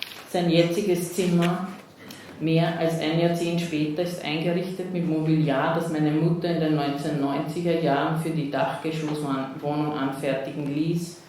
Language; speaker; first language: German; native; German